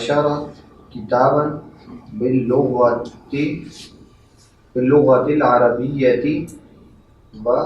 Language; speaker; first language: Arabic; non-native, learner; Urdu